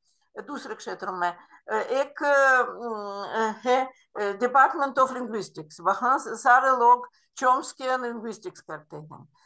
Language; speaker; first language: Hindi; non-native, fluent; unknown